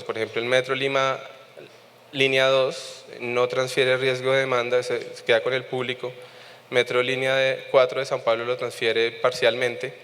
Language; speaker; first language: Spanish; native; Spanish